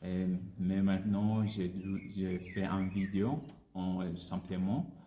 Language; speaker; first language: French; non-native, learner; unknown